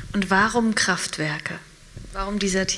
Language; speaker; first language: German; native; German